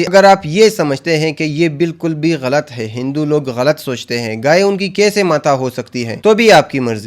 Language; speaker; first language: Hindi; native; Hindi